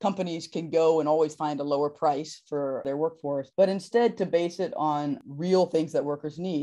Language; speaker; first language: English; native; English